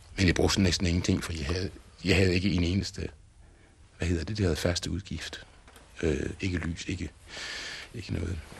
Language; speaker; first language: Danish; native; Danish